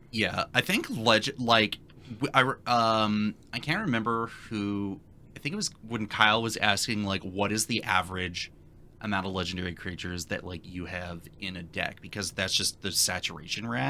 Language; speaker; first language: English; native; English